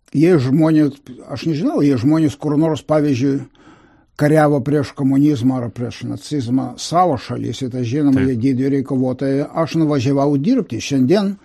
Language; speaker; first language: Lithuanian; non-native, local second language; Russian